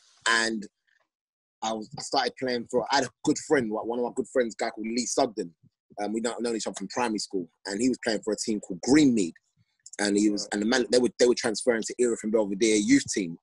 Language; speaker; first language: English; native; English